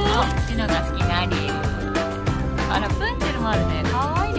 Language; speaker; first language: Japanese; native; Japanese